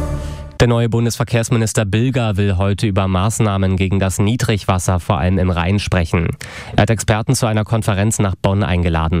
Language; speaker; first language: German; native; German